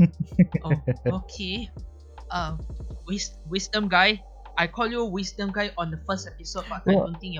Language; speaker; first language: English; non-native, local second language; Chinese